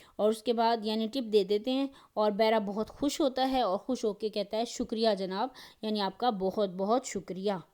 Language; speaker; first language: Urdu; native; Urdu